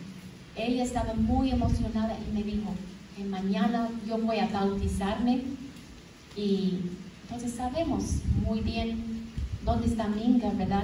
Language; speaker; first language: Spanish; non-native, fluent; English